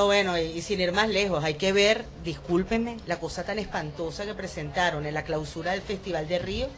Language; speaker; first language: Spanish; native; Spanish